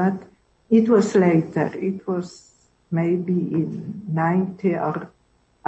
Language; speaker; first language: English; non-native, learner; Polish